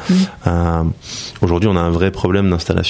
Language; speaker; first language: French; native; French